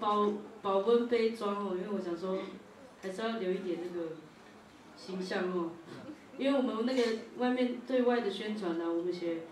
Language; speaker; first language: Chinese; native; Chinese